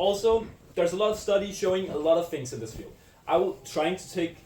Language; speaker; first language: English; non-native, fluent; Danish